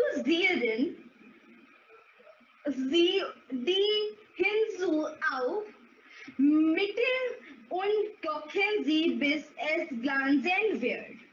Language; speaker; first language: German; non-native, learner; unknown